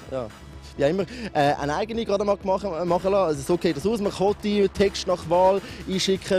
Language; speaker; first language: German; native; German